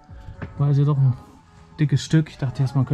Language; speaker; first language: German; native; German